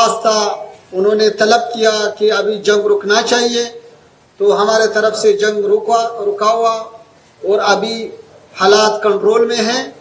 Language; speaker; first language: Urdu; non-native, fluent; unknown